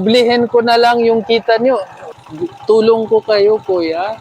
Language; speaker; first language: Filipino; non-native, learner; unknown